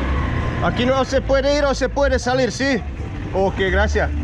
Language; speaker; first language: Spanish; non-native, learner; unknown